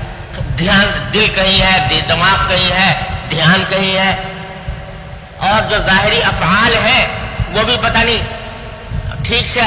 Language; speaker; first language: Urdu; native; Urdu